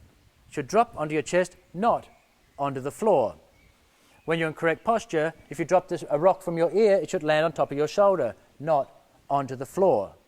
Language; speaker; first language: English; native; English